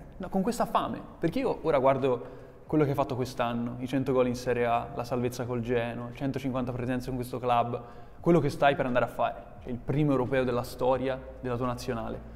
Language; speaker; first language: Italian; native; Italian